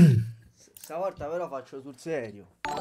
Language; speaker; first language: Italian; native; Italian